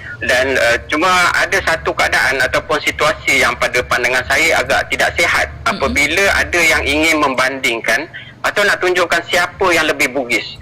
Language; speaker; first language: Malay; native; Malay